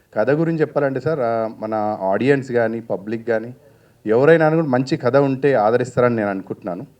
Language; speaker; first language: Telugu; native; Telugu